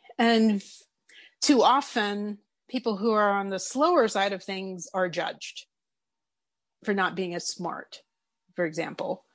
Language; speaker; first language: English; native; English